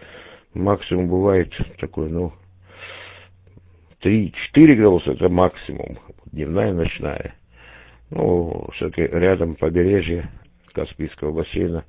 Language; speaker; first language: Russian; native; Russian